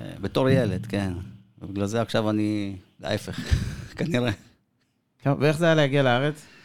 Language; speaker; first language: Hebrew; early bilingual, other home language; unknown